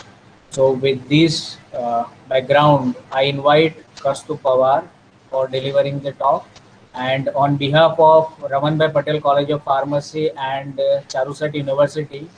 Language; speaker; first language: English; non-native, local second language; Gujarati